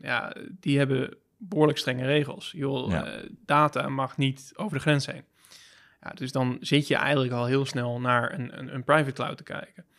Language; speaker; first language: Dutch; native; Dutch